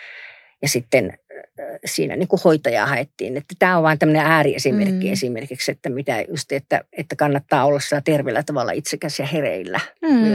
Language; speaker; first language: Finnish; native; Finnish